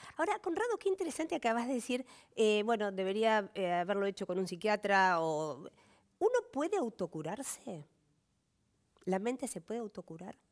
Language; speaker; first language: Spanish; native; Spanish